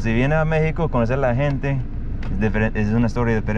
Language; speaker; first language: Spanish; non-native, fluent; English